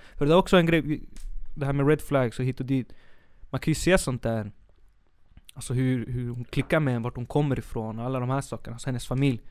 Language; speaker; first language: Swedish; early bilingual, other home language; Spanish